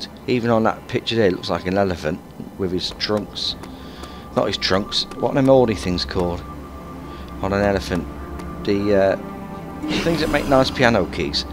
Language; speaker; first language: English; native; English